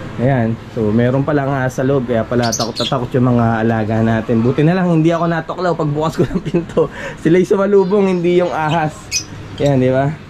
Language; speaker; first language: Filipino; non-native, local second language; Pampanga